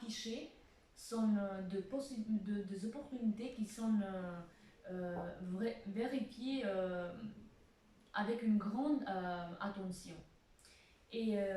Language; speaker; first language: French; non-native, fluent; Albanian